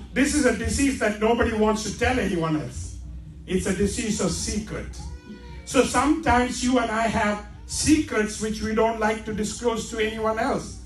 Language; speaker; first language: English; non-native, local second language; Malayalam